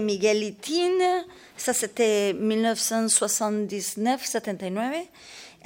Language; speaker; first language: French; non-native, learner; Spanish